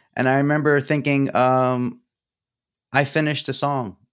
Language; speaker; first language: English; early bilingual, other home language; Greek